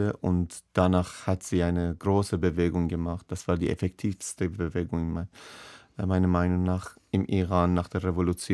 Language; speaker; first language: German; non-native, learner; Persian